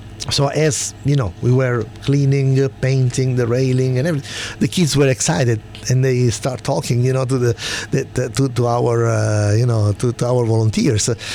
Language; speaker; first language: English; non-native, fluent; Italian